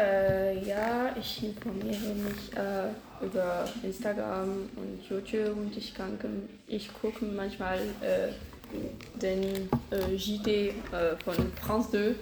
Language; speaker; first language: German; non-native, learner; French